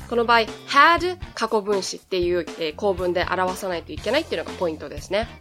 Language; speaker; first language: Japanese; native; Japanese